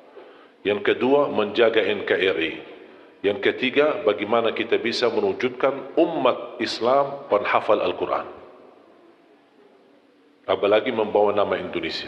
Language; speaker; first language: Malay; non-native, fluent; Arabic